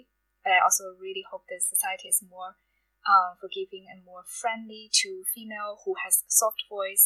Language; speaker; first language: English; non-native, fluent; Chinese